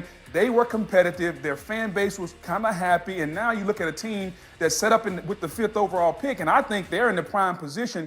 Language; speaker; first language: English; native; English